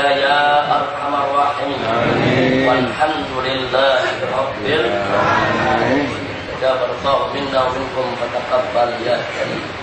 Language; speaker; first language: Arabic; non-native, fluent; Indonesian